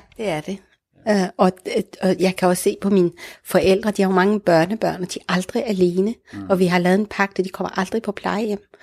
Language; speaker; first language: Danish; early bilingual, other home language; Arabic